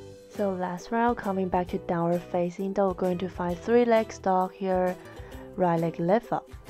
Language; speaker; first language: English; non-native, fluent; Chinese